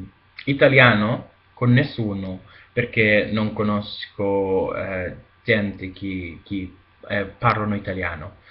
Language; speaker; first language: Italian; non-native, learner; Spanish